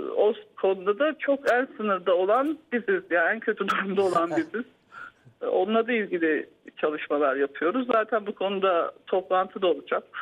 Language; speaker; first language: Turkish; native; Turkish